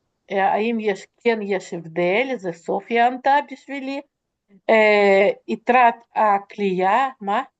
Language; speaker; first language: Hebrew; non-native, fluent; Russian